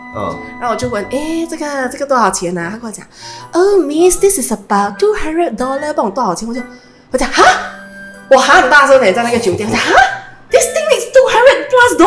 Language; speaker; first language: Chinese; native; Chinese